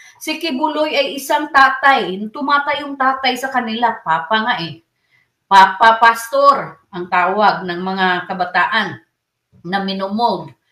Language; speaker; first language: Filipino; non-native, local second language; Cebuano